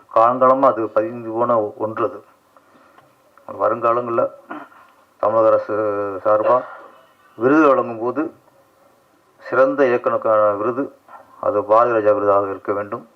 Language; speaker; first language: Tamil; native; Tamil